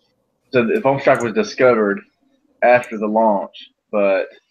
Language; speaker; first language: English; native; English